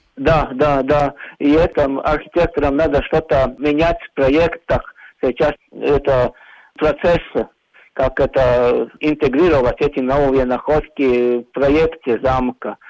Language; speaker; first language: Russian; non-native, local second language; Latvian